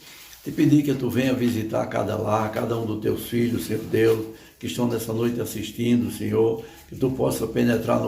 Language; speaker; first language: Portuguese; native; Portuguese